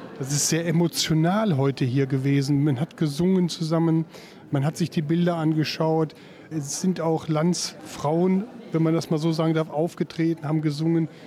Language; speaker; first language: German; native; German